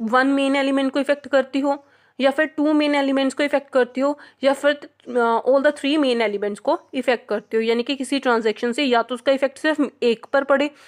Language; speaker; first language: Hindi; non-native, local second language; Punjabi